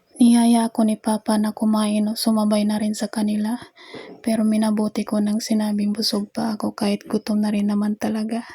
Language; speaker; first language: Filipino; non-native, local second language; Cebuano